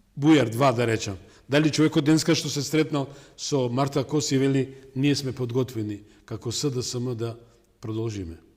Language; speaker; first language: Macedonian; native; Macedonian